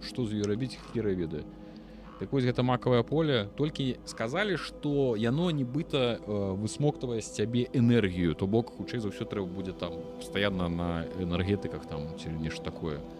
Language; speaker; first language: Belarusian; non-native, local second language; Russian